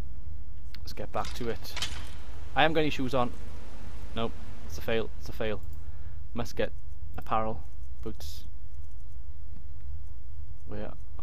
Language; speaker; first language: English; native; English